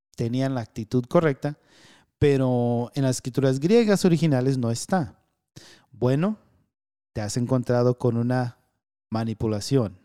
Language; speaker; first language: Spanish; early bilingual, heritage; Spanish